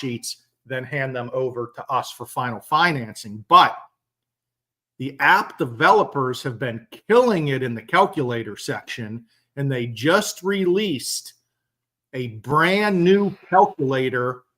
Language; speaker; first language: English; native; English